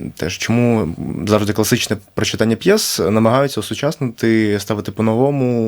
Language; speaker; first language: Ukrainian; native; Ukrainian